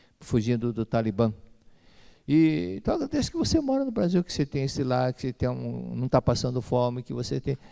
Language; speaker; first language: Portuguese; native; Portuguese